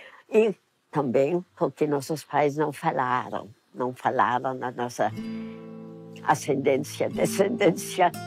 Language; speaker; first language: Portuguese; non-native, fluent; German